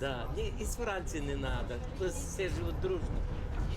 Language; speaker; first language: Russian; non-native, local second language; Ukrainian